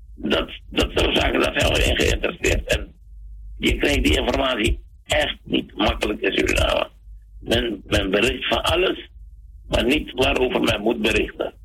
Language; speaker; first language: Dutch; native; Dutch